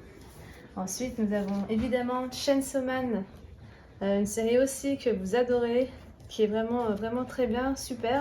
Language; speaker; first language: French; native; French